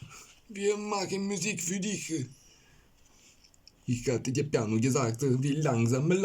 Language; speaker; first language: German; non-native, learner; Bulgarian